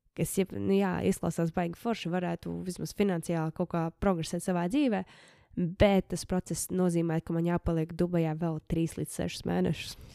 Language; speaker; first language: Latvian; early bilingual, heritage; Latvian